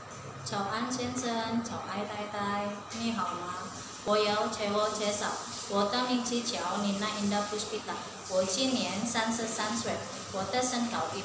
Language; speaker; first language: Chinese; non-native, learner; Indonesian